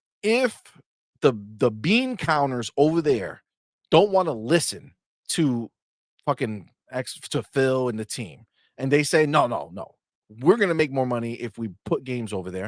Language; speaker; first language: English; native; English